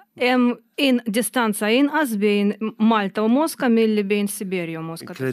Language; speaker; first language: Maltese; non-native, fluent; Russian